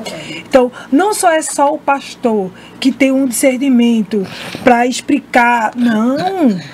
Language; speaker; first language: Portuguese; native; Portuguese